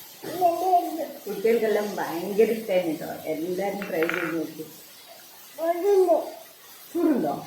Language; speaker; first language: Malayalam; native; Malayalam